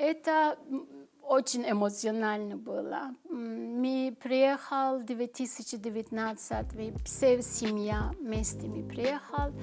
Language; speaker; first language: Russian; non-native, learner; Turkish